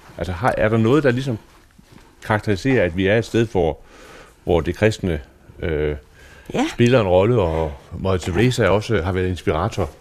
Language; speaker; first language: Danish; native; Danish